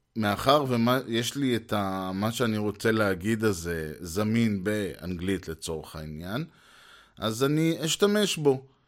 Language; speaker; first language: Hebrew; native; Hebrew